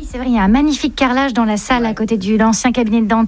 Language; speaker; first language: French; native; French